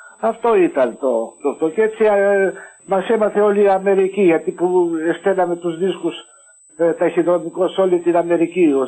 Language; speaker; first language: Greek; early bilingual, other home language; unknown